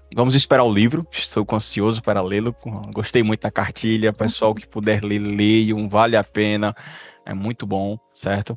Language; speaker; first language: Portuguese; native; Portuguese